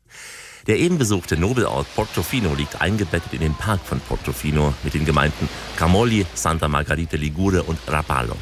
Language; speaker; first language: German; native; German